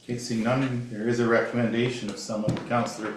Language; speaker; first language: English; native; English